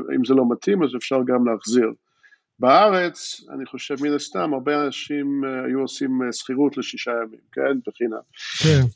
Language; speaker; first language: Hebrew; early bilingual, other home language; English